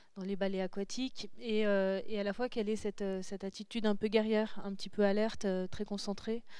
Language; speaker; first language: French; native; French